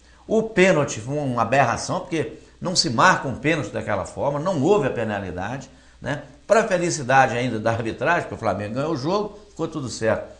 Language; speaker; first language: Portuguese; native; Portuguese